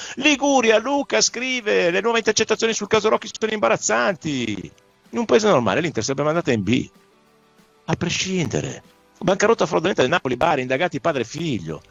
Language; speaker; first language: Italian; native; Italian